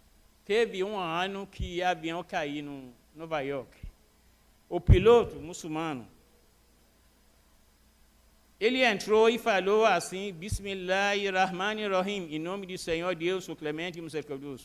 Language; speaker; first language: Portuguese; non-native, fluent; Arabic